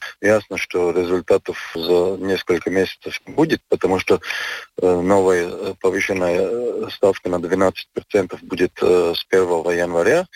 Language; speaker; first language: Russian; non-native, local second language; Latvian